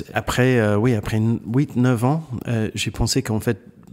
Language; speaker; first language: French; non-native, fluent; English